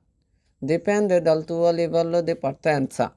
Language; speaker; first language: Italian; non-native, fluent; Bangla